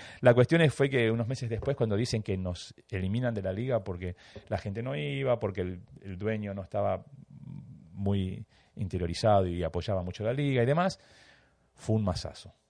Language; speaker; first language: Spanish; native; Spanish